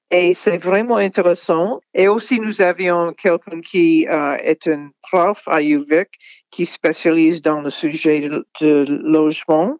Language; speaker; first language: French; non-native, fluent; English